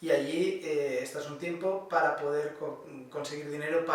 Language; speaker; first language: Spanish; native; Spanish